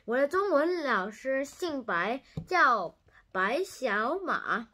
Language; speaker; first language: Chinese; non-native, learner; English